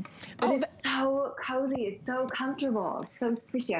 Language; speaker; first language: English; native; English